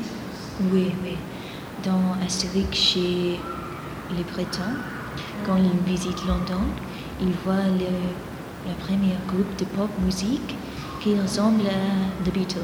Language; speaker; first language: French; non-native, fluent; Greek